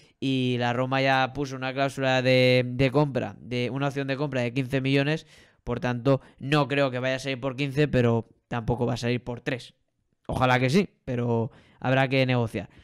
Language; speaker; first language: Spanish; native; Spanish